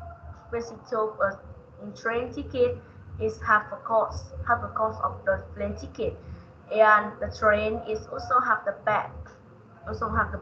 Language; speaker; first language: English; non-native, learner; Vietnamese